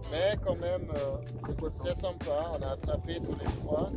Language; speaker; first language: French; non-native, learner; German